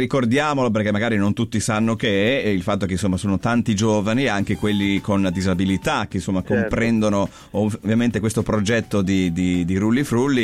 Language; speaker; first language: Italian; native; Italian